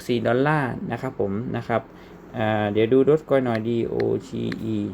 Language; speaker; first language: Thai; native; Thai